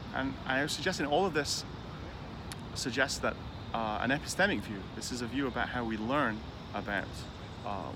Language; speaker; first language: English; native; English